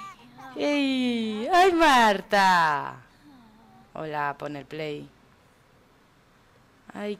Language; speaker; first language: Spanish; native; Spanish